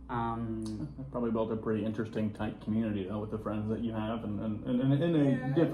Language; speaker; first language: English; native; English